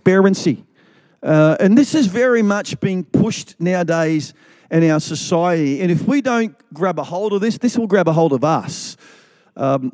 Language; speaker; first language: English; native; English